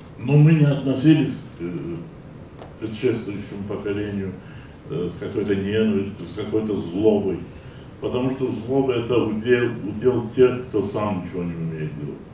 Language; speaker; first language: Russian; non-native, local second language; Azerbaijani